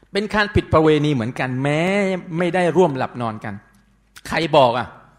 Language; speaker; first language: Thai; non-native, local second language; Pattani Malay